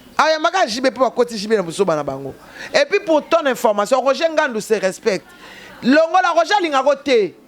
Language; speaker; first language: Lingala; native; Lingala